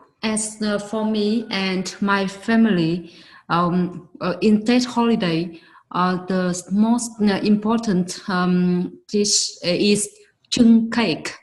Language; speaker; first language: English; non-native, learner; Vietnamese